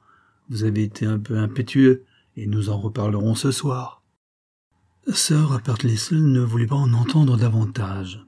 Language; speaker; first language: French; native; French